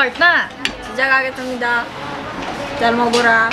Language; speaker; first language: Korean; non-native, learner; Filipino